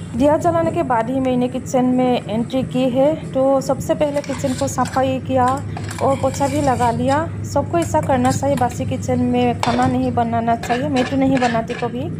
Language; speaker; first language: Hindi; non-native, local second language; Assamese